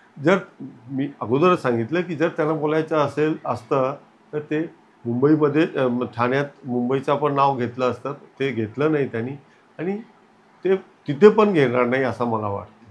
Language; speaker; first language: Marathi; non-native, local second language; Hindi